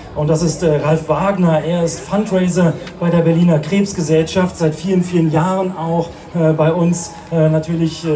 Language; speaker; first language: German; native; German